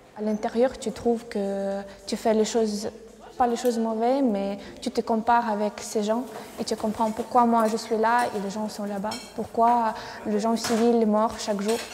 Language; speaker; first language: French; non-native, learner; Ukrainian